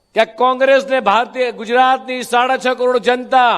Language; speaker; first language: Hindi; non-native, local second language; Gujarati